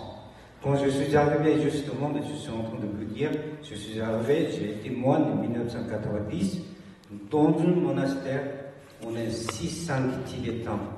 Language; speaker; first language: French; non-native, fluent; Tibetan